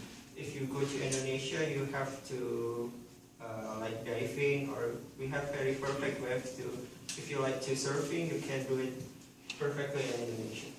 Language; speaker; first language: English; non-native, learner; Indonesian